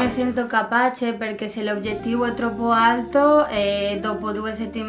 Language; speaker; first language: Italian; non-native, learner; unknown